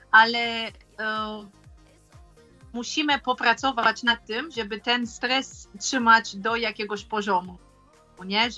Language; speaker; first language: Polish; non-native, fluent; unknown